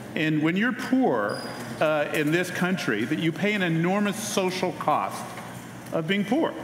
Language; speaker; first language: English; native; English